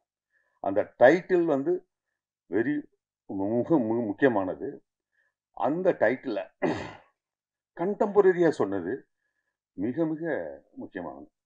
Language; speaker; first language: Tamil; native; Tamil